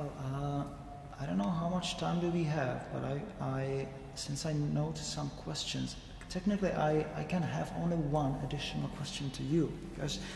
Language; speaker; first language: English; non-native, fluent; Czech